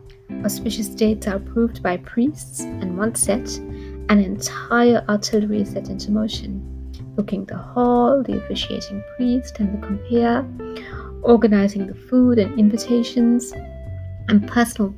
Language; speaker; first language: English; native; English